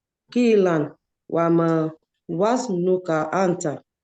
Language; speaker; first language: Arabic; non-native, learner; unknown